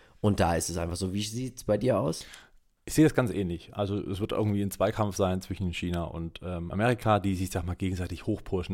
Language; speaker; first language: German; native; German